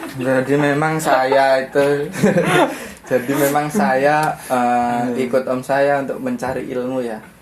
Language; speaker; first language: Indonesian; native; Indonesian